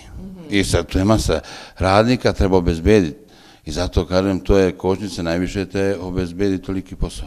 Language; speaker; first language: Croatian; native; Croatian